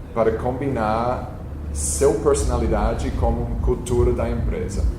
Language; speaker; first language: Portuguese; non-native, fluent; English